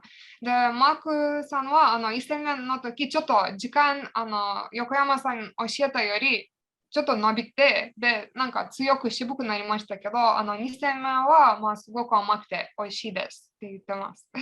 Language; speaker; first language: Japanese; non-native, fluent; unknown